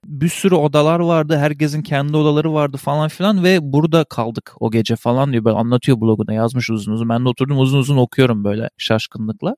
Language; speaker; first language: Turkish; native; Turkish